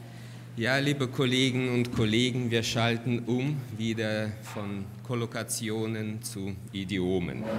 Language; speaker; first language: German; non-native, fluent; Russian